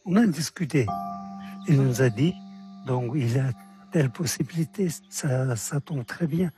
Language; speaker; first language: French; non-native, fluent; Tibetan